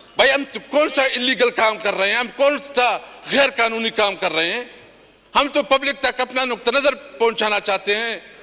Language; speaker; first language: Urdu; non-native, local second language; Pashto